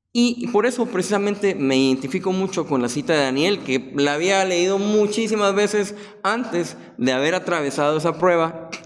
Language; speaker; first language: Spanish; native; Spanish